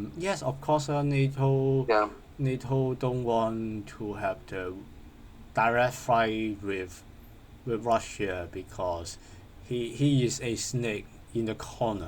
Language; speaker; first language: English; non-native, learner; Cantonese